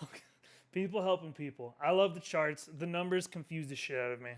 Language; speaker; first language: English; native; English